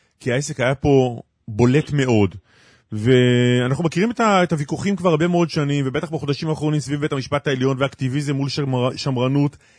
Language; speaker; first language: Hebrew; native; Hebrew